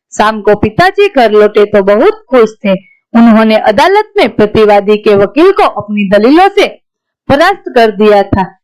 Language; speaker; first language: Hindi; non-native, local second language; Gujarati